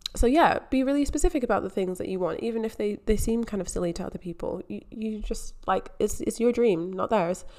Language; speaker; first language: English; native; English